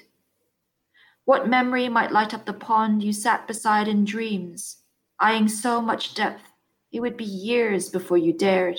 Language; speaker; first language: English; non-native, local second language; Cantonese